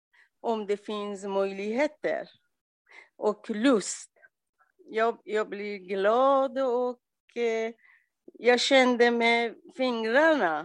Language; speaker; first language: Swedish; non-native, learner; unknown